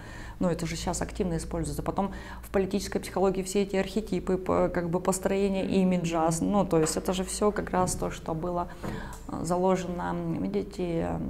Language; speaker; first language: Russian; native; Russian